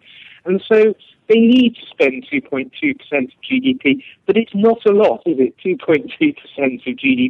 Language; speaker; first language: English; native; English